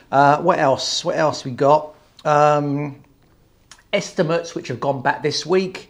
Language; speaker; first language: English; native; English